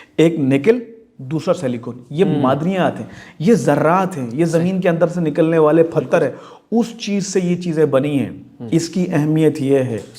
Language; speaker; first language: Urdu; non-native, local second language; Sindhi